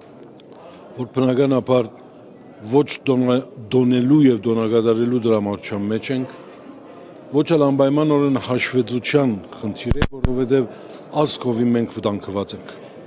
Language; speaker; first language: Armenian; early bilingual, heritage; Armenian